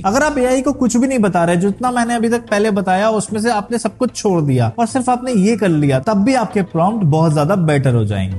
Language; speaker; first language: Hindi; native; Hindi